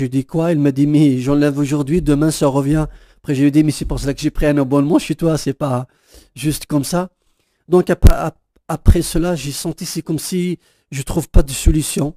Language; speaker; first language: French; non-native, local second language; Kabyle